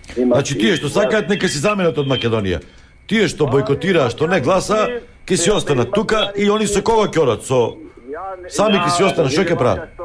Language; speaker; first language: Macedonian; native; Macedonian